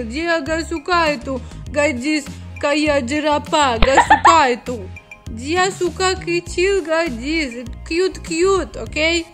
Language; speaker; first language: Indonesian; non-native, learner; Russian